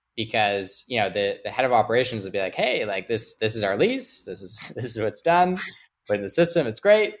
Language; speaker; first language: English; native; English